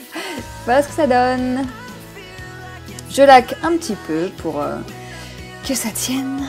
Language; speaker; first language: French; native; French